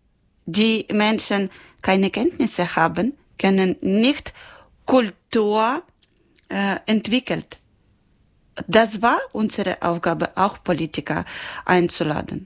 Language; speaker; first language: German; non-native, learner; Ukrainian